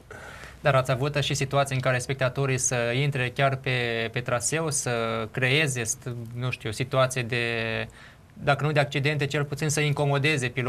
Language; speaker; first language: Romanian; native; Romanian